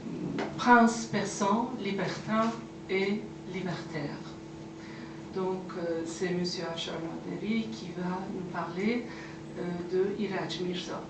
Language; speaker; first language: French; non-native, fluent; Persian